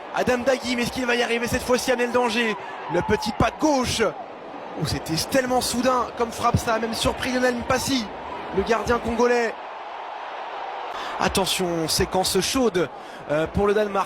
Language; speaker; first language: French; native; French